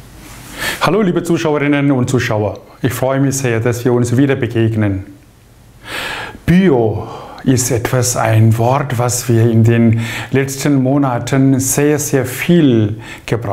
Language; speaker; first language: German; non-native, fluent; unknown